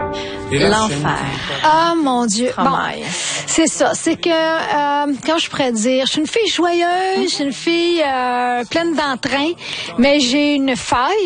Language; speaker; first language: French; native; French